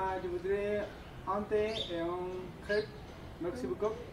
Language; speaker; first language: French; non-native, learner; Spanish